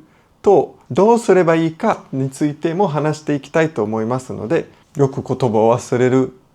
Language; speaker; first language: Japanese; non-native, fluent; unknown